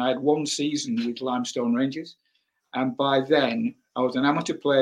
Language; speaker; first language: English; native; English